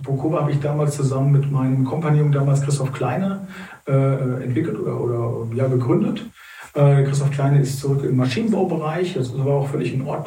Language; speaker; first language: German; native; German